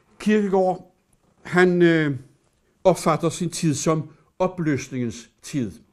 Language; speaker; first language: Danish; native; Danish